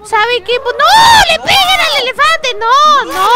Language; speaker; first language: Spanish; native; Spanish